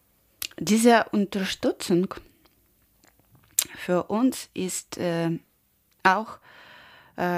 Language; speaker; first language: German; non-native, learner; Ukrainian